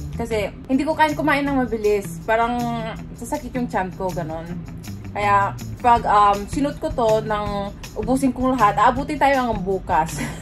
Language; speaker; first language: Filipino; non-native, local second language; Iloko